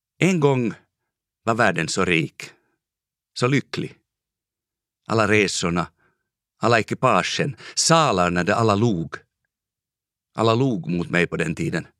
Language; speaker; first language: Swedish; native; Swedish